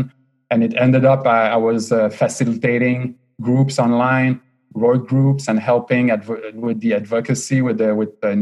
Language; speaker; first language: English; non-native, fluent; French